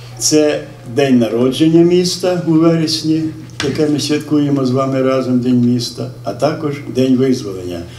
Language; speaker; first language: Ukrainian; native; Ukrainian